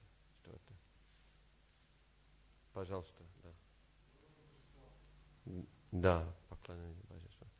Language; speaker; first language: Russian; non-native, learner; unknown